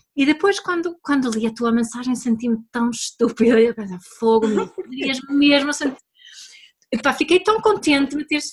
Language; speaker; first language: Portuguese; early bilingual, other home language; Swedish